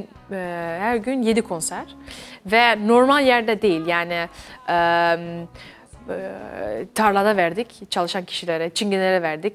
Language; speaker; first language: Turkish; early bilingual, heritage; Dutch